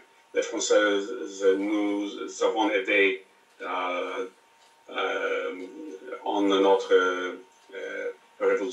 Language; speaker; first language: French; non-native, learner; English